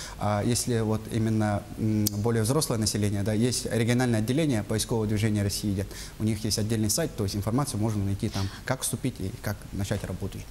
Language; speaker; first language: Russian; non-native, local second language; Yakut